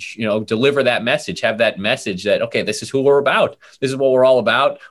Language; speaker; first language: English; native; English